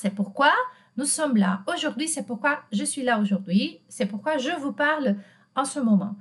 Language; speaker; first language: French; non-native, fluent; Portuguese